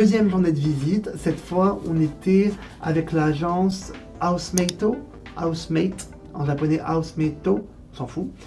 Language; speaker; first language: French; native; French